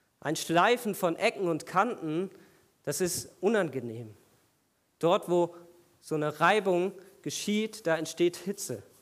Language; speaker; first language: German; native; German